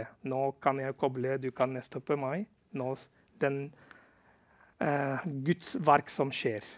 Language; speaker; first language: Norwegian; non-native, fluent; Rohingya